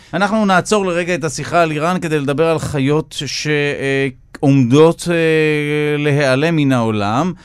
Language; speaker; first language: Hebrew; native; Hebrew